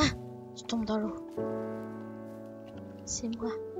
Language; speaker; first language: French; native; French